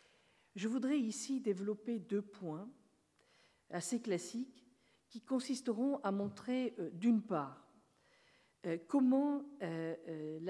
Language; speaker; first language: French; native; French